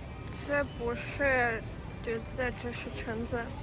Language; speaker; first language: Chinese; non-native, learner; Russian